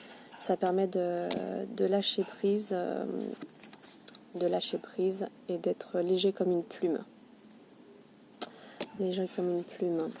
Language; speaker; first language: French; native; French